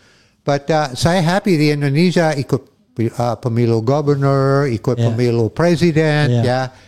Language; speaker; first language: Indonesian; non-native, fluent; English